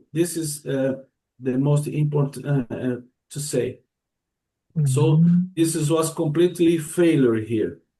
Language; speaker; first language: English; non-native, learner; Portuguese